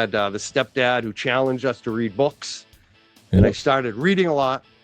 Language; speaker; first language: English; native; English